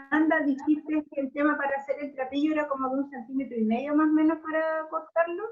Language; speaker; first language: Spanish; native; Spanish